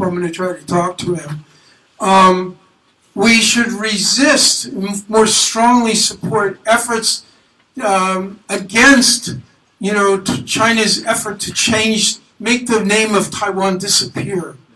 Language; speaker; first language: English; native; English